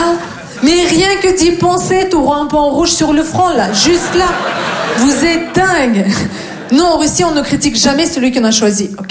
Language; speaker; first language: French; non-native, fluent; Russian